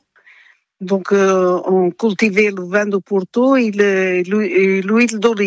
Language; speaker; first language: French; non-native, fluent; Portuguese